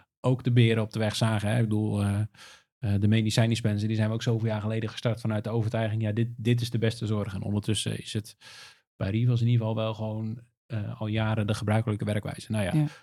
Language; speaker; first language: Dutch; native; Dutch